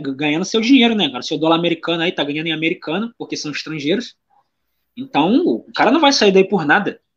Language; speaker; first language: Portuguese; native; Portuguese